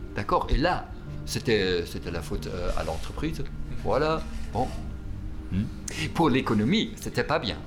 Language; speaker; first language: French; non-native, fluent; German